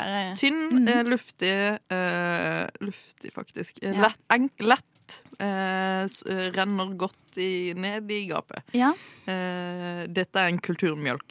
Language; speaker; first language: Norwegian; native; Norwegian